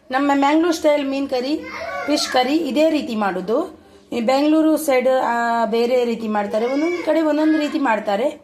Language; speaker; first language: Kannada; non-native, local second language; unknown